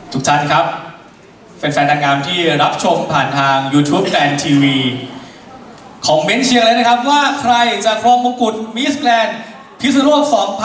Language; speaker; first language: Thai; native; Thai